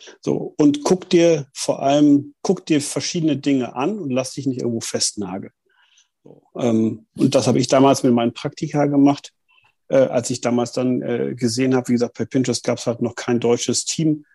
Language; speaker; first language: German; native; German